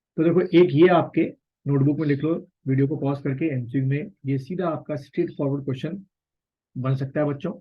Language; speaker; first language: Hindi; native; Hindi